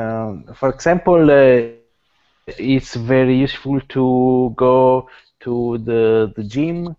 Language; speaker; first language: English; non-native, learner; Italian